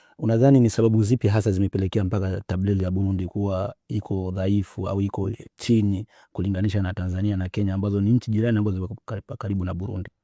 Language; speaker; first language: Swahili; native; Swahili